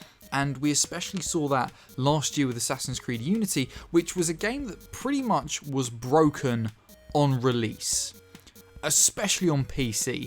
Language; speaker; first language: English; native; English